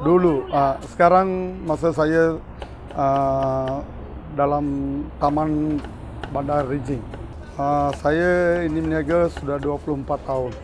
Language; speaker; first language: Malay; non-native, local second language; Tamil